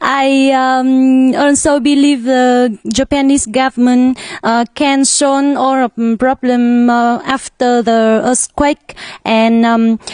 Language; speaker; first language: English; non-native, learner; Vietnamese